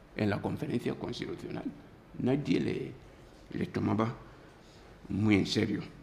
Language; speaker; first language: Spanish; non-native, local second language; Fang